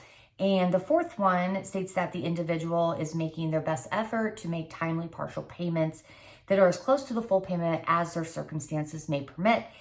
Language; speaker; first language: English; native; English